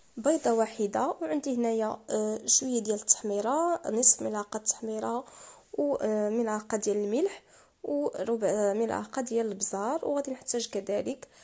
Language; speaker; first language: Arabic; native; Arabic